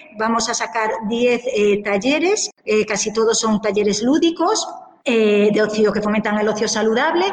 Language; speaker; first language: Spanish; native; Spanish